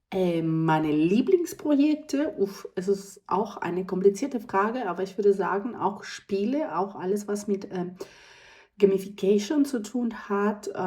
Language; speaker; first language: German; non-native, fluent; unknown